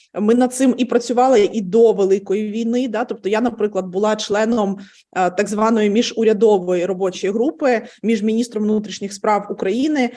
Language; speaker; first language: Ukrainian; native; Ukrainian